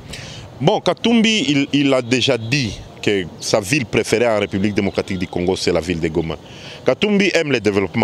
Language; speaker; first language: French; non-native, local second language; Swahili